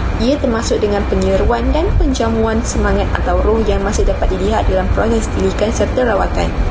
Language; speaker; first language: Malay; native; Malay